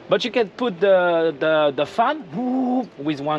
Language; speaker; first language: English; non-native, learner; French